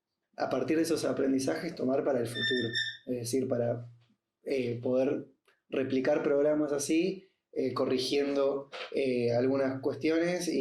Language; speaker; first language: Spanish; native; Spanish